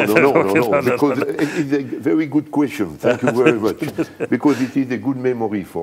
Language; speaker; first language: English; non-native, learner; French